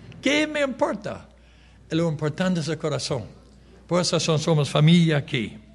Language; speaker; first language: Spanish; early bilingual, other home language; German